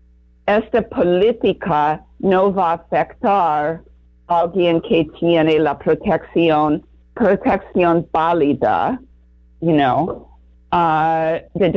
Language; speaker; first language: Spanish; non-native, learner; English